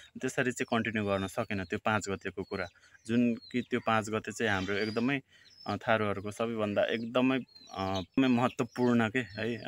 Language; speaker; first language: Nepali; non-native, local second language; Dangaura Tharu